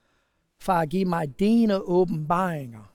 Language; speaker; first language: Danish; non-native, fluent; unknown